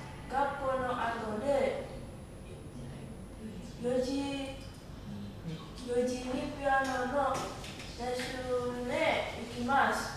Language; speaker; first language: Japanese; non-native, learner; Indonesian